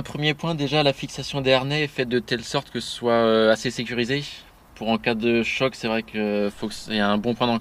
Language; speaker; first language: French; native; French